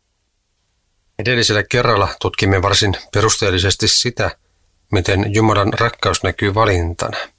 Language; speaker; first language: Finnish; native; Finnish